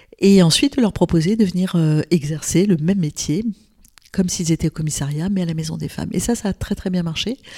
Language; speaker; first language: French; non-native, local second language; Arabic